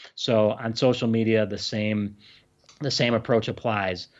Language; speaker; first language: English; native; English